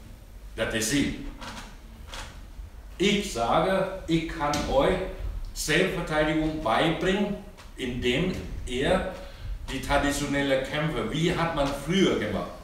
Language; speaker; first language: German; non-native, learner; Thai